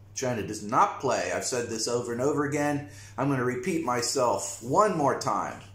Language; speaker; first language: English; native; English